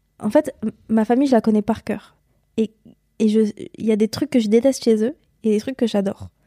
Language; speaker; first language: French; native; French